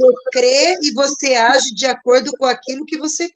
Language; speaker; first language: Portuguese; native; Portuguese